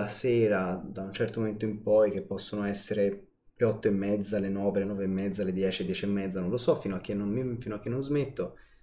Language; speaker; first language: Italian; native; Italian